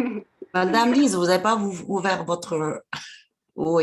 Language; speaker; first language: French; non-native, fluent; Chinese